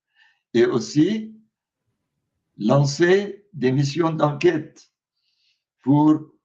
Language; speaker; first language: French; non-native, fluent; Arabic